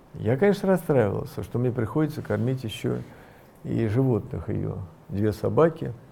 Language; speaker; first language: Russian; native; Russian